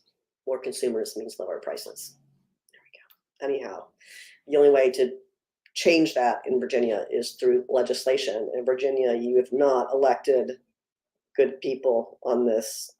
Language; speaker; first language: English; native; English